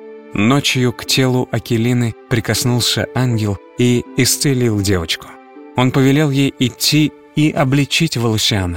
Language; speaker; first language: Russian; native; Russian